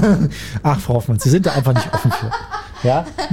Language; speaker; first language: German; native; German